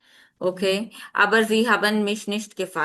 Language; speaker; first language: German; non-native, fluent; Hindi